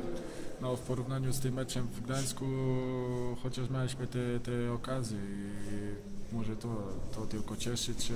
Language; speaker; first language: Polish; non-native, fluent; Bosnian